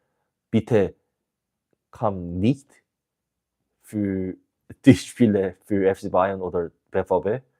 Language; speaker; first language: German; non-native, learner; English